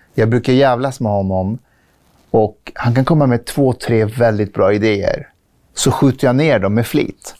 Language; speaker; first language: Swedish; early bilingual, other home language; Persian